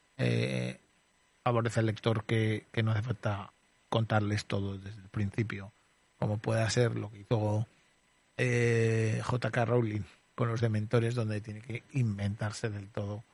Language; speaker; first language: Spanish; native; Spanish